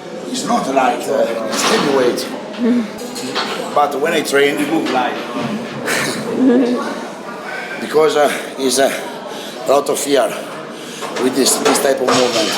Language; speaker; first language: English; non-native, learner; Italian